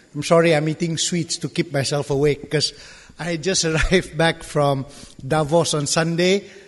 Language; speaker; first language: English; non-native, local second language; Malay